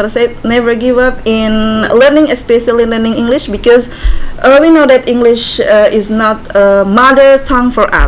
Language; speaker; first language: English; non-native, learner; Indonesian